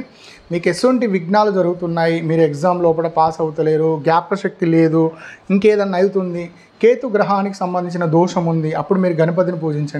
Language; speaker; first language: Telugu; native; Telugu